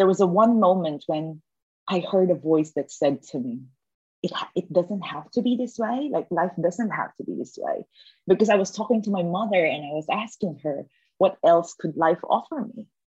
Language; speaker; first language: English; non-native, local second language; Filipino